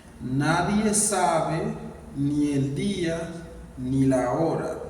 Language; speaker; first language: Spanish; non-native, learner; Haitian Creole